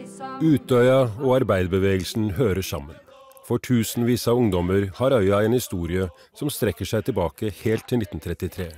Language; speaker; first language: Norwegian; native; Norwegian